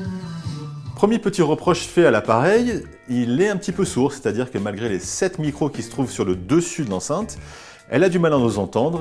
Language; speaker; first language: French; native; French